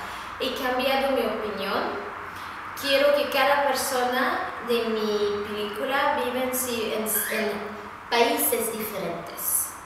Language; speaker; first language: Spanish; non-native, fluent; Swedish